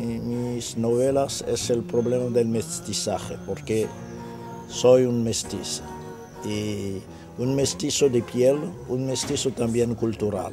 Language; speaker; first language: Spanish; non-native, fluent; French